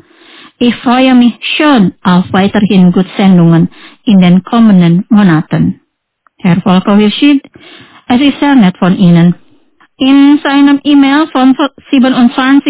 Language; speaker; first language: German; non-native, fluent; Indonesian